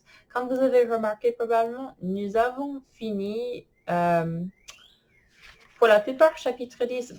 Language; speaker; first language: French; non-native, fluent; English